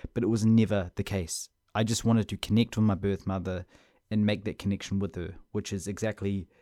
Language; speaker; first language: English; native; English